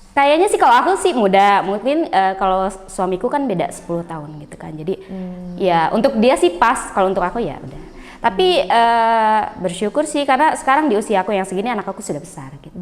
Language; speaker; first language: Indonesian; native; Indonesian